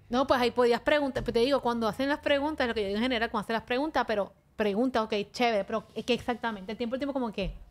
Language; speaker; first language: Spanish; native; Spanish